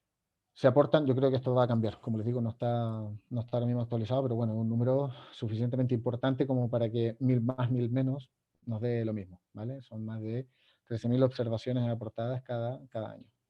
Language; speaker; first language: Spanish; native; Spanish